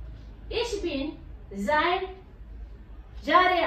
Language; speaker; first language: German; non-native, learner; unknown